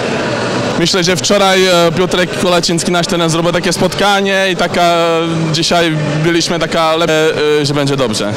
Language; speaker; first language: Polish; non-native, learner; Czech